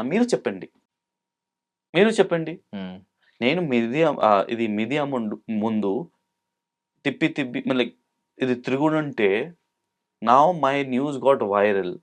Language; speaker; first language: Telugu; non-native, local second language; Hindi